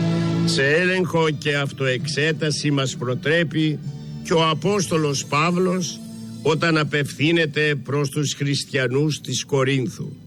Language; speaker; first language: Greek; native; Greek